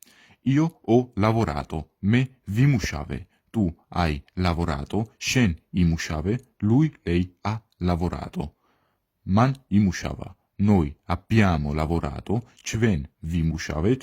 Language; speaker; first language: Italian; non-native, fluent; Georgian